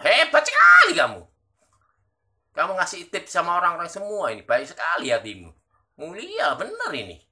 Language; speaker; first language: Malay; non-native, local second language; Javanese